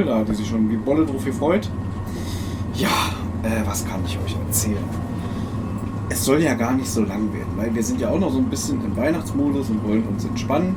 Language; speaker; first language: German; native; German